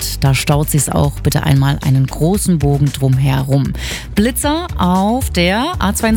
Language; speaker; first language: German; native; German